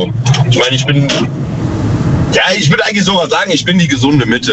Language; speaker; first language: German; native; German